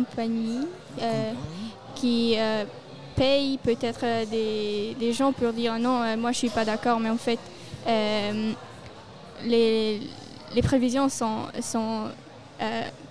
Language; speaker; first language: French; non-native, local second language; Italian